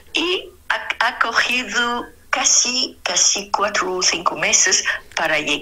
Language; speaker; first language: Spanish; non-native, fluent; Arabic